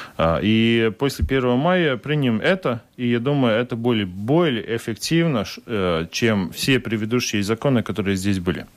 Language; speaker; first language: Russian; non-native, local second language; Latvian